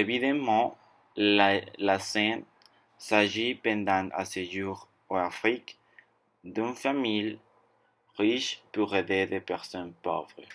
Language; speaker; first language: French; non-native, learner; Spanish